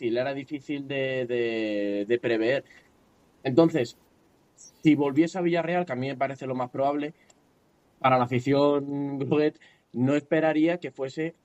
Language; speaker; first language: Spanish; native; Spanish